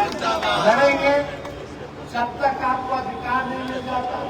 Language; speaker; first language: Hindi; native; Hindi